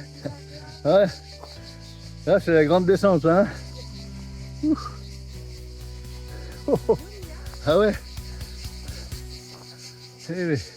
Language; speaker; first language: French; native; French